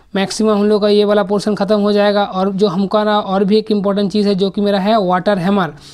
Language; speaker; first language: Hindi; non-native, local second language; Bangla